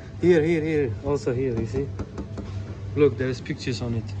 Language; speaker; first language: English; non-native, learner; Turkish